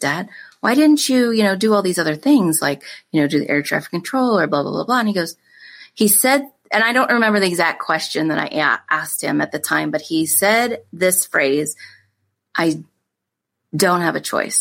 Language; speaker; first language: English; native; English